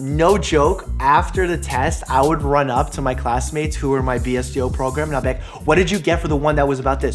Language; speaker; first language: English; native; English